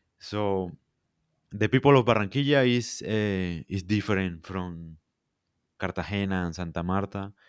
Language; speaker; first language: English; non-native, learner; Spanish